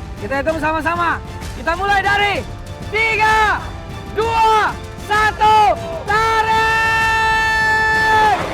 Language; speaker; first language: Indonesian; native; Indonesian